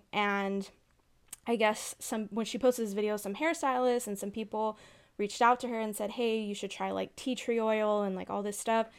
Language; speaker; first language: English; native; English